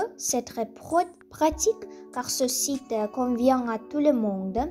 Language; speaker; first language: French; non-native, fluent; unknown